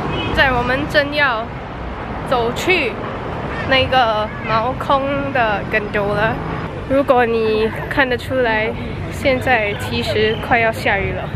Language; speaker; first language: Chinese; early bilingual, heritage; Chinese